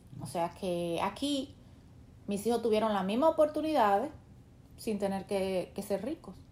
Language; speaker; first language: Spanish; native; Spanish